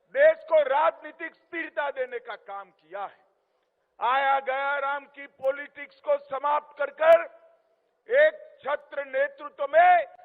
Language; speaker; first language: Hindi; non-native, local second language; Gujarati